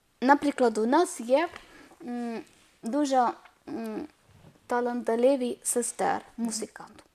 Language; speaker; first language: Ukrainian; non-native, learner; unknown